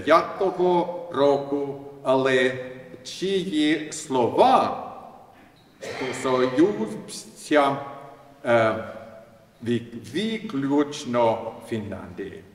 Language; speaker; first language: Ukrainian; non-native, learner; Swedish